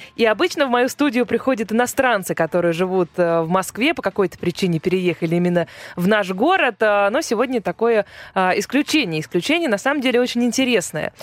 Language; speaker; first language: Russian; native; Russian